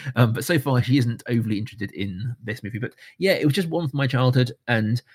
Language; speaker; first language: English; native; English